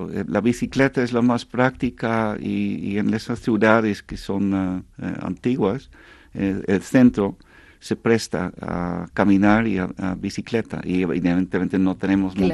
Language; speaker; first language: Spanish; non-native, fluent; Dutch